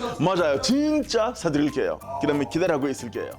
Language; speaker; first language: Korean; non-native, learner; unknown